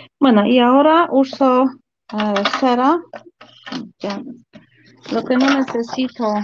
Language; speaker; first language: Spanish; non-native, fluent; Polish